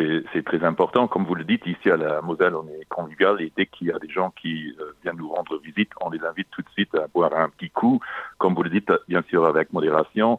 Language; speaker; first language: French; non-native, local second language; Luxembourgish